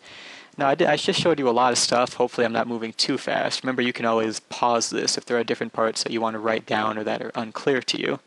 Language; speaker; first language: English; native; English